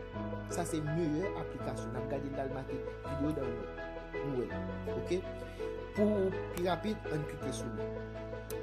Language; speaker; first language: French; non-native, local second language; Haitian Creole